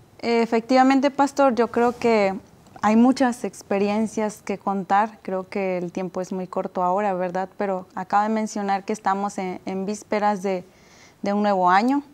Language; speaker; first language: Spanish; native; Spanish